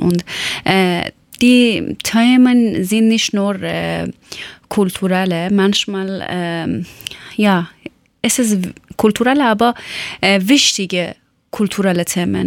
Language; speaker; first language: German; non-native, learner; Persian